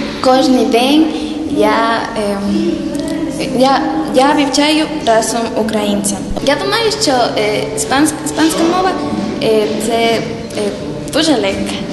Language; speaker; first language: Ukrainian; non-native, learner; Spanish